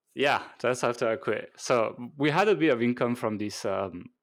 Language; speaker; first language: English; non-native, fluent; French